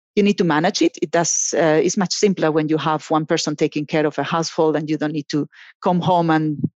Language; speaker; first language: English; non-native, fluent; Spanish